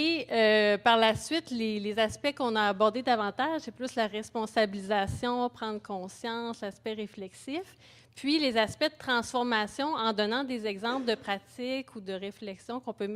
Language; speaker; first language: French; native; French